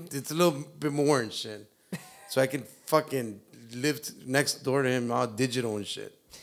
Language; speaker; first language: English; early bilingual, other home language; Spanish